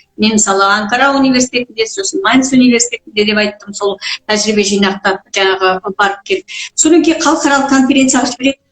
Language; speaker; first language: Kazakh; native; Kazakh